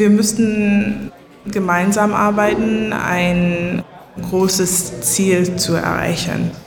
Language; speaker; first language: German; non-native, learner; English